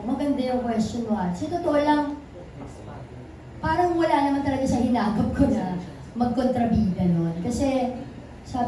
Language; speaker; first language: Filipino; native; Filipino